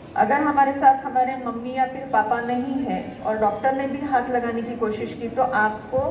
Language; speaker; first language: Hindi; non-native, local second language; Marathi